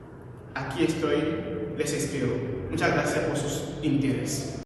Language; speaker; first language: Spanish; non-native, fluent; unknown